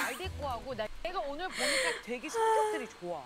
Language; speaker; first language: Korean; native; Korean